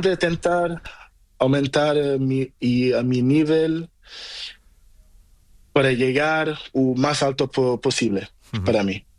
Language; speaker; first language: Spanish; non-native, learner; Portuguese